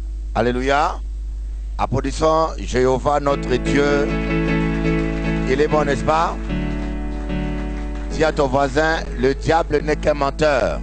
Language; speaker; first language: French; non-native, local second language; Lingala